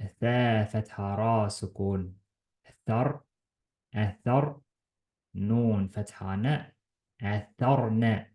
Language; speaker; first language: Arabic; non-native, fluent; Estonian